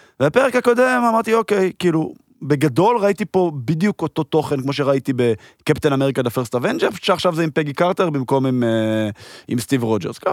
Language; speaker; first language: Hebrew; early bilingual, heritage; Hebrew